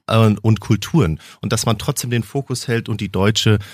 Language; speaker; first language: German; early bilingual, heritage; German